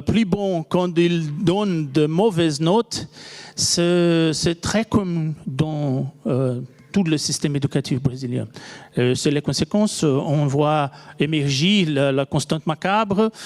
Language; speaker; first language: French; non-native, fluent; Portuguese